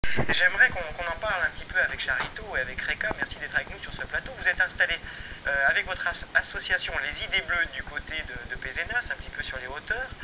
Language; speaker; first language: French; native; French